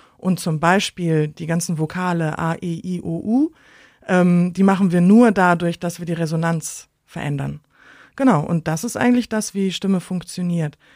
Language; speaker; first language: German; native; German